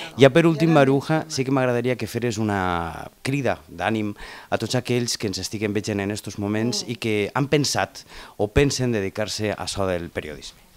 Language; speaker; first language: Catalan; native; Catalan